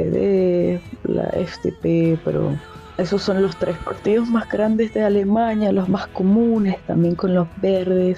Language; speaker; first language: Spanish; non-native, fluent; German